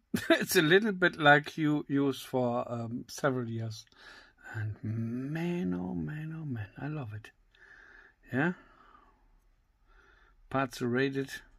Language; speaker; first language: English; non-native, learner; German